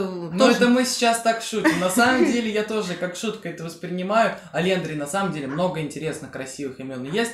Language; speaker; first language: Russian; native; Russian